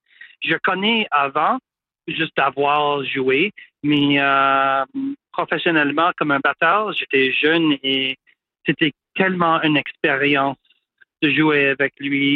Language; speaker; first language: French; non-native, local second language; English